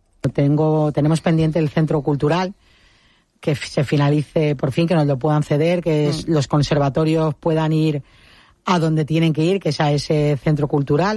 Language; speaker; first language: Spanish; native; Spanish